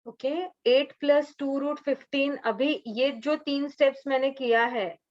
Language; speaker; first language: Hindi; non-native, local second language; Marathi